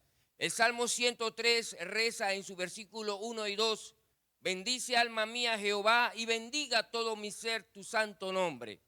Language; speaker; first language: Spanish; native; Spanish